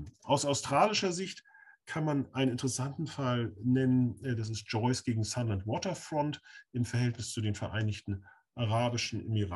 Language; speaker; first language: German; native; German